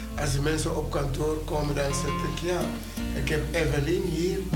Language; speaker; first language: Dutch; non-native, fluent; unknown